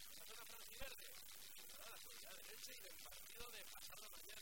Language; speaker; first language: Spanish; native; Spanish